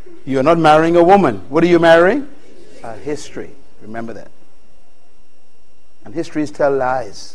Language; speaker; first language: English; native; English